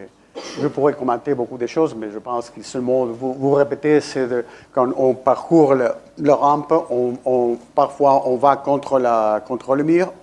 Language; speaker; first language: French; non-native, fluent; Spanish